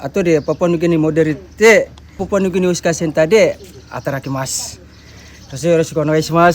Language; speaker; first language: Japanese; non-native, learner; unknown